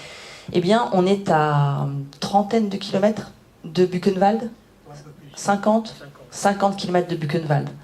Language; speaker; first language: French; native; French